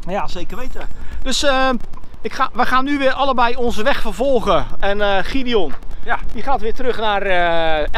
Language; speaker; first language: Dutch; native; Dutch